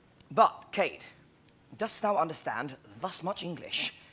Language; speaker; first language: English; native; English